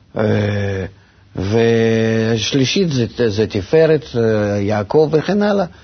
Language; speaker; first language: Hebrew; non-native, fluent; Russian